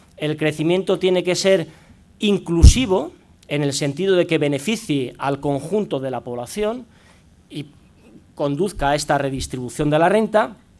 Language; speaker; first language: Spanish; native; Spanish